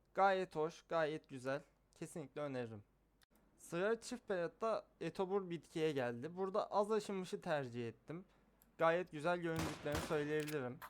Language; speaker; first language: Turkish; native; Turkish